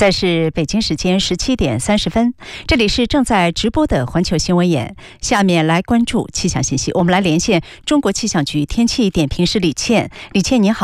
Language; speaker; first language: Chinese; native; Chinese